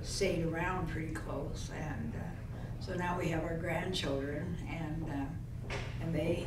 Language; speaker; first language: English; native; English